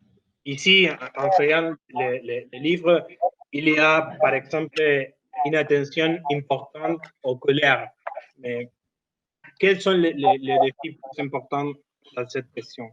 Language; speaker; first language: French; non-native, learner; Spanish